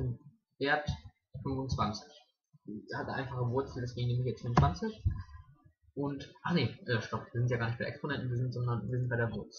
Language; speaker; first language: German; native; German